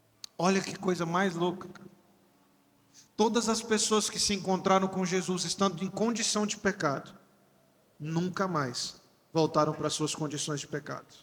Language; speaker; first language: Portuguese; native; Portuguese